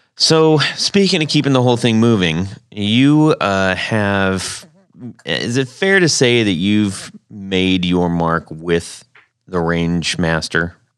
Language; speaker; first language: English; native; English